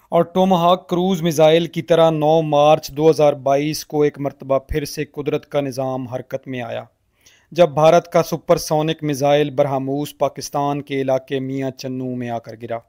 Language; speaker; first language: Urdu; native; Urdu